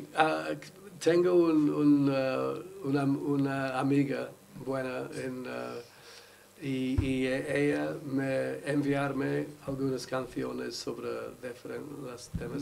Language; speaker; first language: Spanish; non-native, learner; English